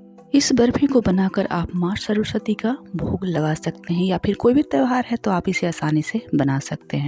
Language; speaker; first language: Hindi; native; Hindi